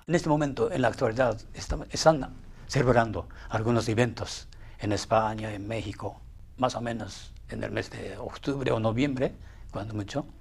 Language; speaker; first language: Spanish; non-native, fluent; Japanese